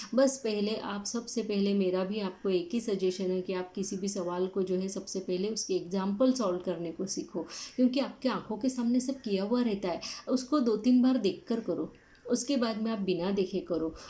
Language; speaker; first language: Hindi; non-native, local second language; Marathi